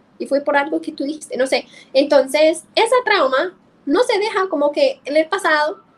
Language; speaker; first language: Spanish; non-native, fluent; English